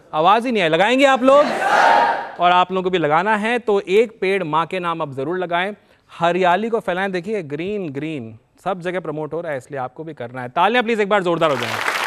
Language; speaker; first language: Hindi; native; Hindi